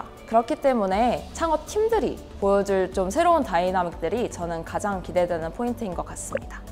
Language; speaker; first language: Korean; native; Korean